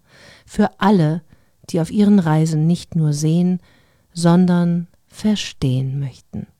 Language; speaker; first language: German; native; German